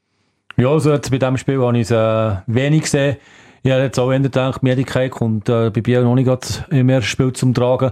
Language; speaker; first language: German; native; German